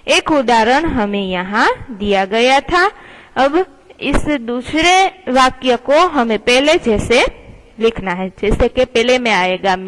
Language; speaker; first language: Hindi; non-native, local second language; Gujarati